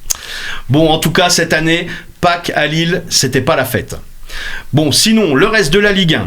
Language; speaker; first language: French; native; French